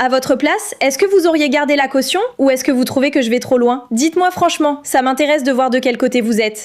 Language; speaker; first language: French; native; French